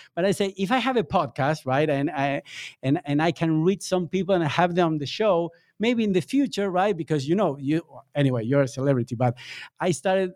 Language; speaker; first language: English; non-native, fluent; Spanish